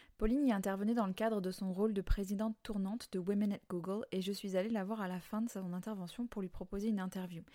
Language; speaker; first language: French; native; French